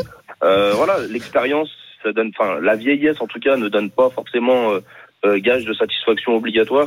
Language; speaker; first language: French; native; French